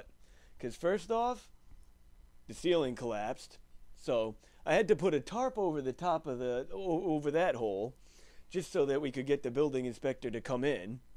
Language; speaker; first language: English; native; English